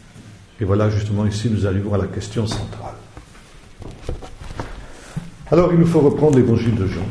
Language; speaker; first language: French; native; French